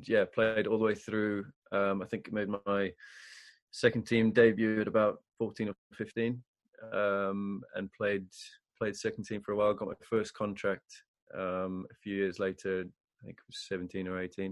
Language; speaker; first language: English; native; English